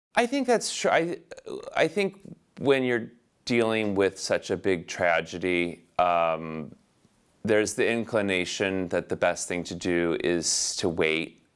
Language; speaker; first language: English; native; English